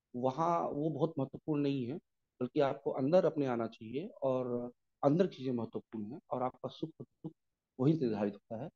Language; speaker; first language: Hindi; native; Hindi